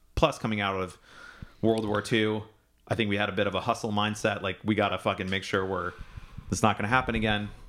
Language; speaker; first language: English; native; English